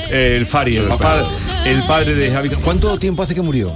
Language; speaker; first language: Spanish; native; Spanish